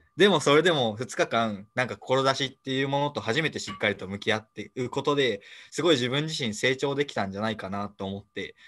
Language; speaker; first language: Japanese; native; Japanese